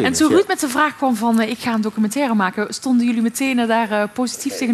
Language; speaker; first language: Dutch; native; Dutch